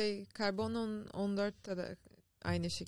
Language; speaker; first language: Turkish; non-native, learner; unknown